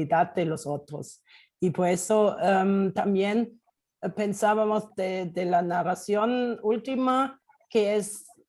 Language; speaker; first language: Spanish; non-native, fluent; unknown